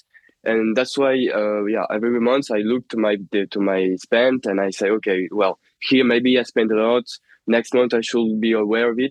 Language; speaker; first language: English; non-native, fluent; French